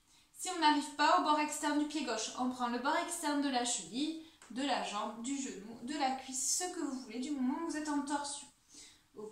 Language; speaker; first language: French; native; French